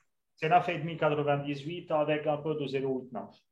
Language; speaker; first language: French; non-native, local second language; Arabic